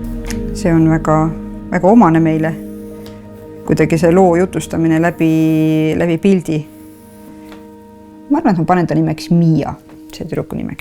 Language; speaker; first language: Estonian; native; Estonian